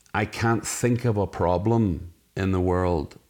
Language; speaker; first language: English; native; English